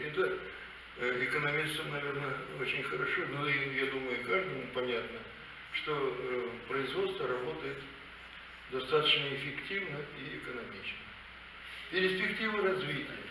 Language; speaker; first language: Russian; native; Russian